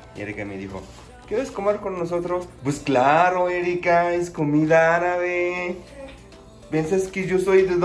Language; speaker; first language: Spanish; non-native, fluent; Arabic